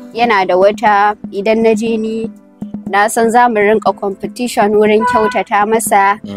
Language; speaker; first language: Hausa; native; Hausa